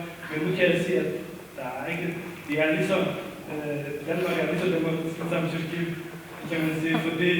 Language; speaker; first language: Danish; non-native, learner; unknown